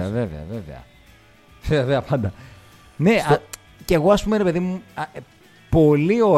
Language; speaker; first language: Greek; native; Greek